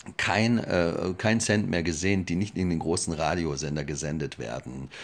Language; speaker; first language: German; native; German